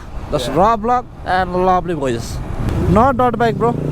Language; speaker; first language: English; non-native, learner; Nepali